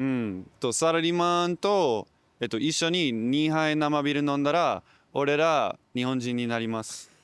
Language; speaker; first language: Japanese; non-native, learner; English